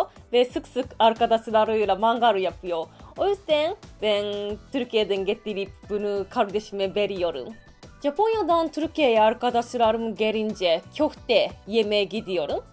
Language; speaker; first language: Turkish; non-native, learner; Japanese